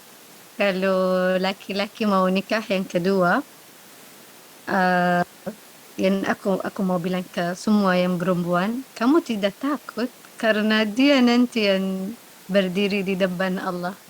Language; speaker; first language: Indonesian; non-native, learner; Arabic